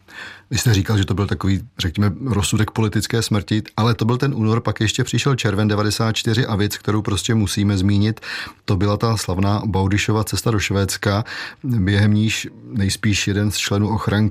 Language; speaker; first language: Czech; native; Czech